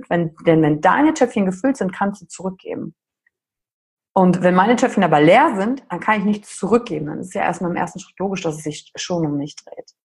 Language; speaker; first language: German; native; German